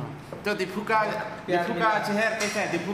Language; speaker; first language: Hindi; non-native, local second language; Karbi